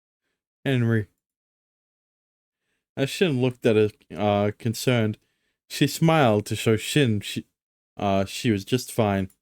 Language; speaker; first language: English; native; English